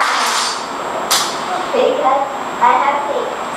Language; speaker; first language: English; non-native, learner; Chinese